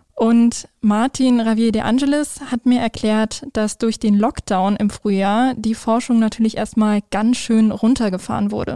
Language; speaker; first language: German; native; German